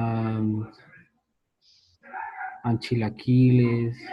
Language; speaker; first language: English; non-native, learner; Spanish